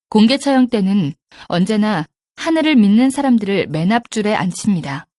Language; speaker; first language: Korean; native; Korean